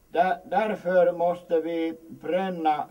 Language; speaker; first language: Swedish; non-native, learner; Finnish